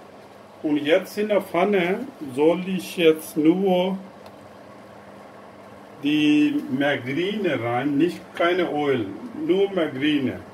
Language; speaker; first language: German; non-native, learner; Urdu